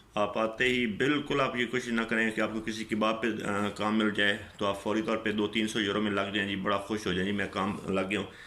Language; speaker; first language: Urdu; non-native, local second language; Punjabi